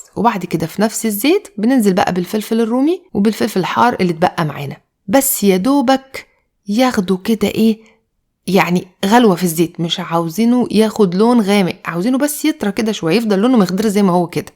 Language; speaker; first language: Arabic; native; Arabic